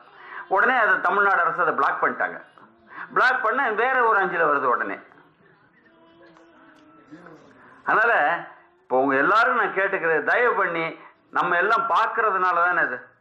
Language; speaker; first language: Tamil; native; Tamil